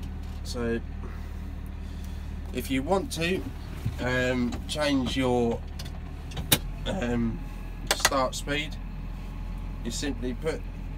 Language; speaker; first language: English; native; English